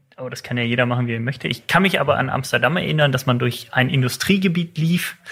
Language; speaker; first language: German; native; German